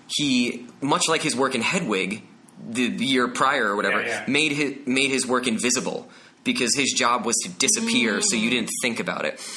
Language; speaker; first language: English; native; English